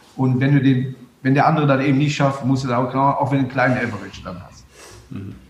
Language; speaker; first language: German; native; German